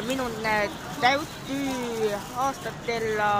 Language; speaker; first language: Finnish; non-native, learner; Estonian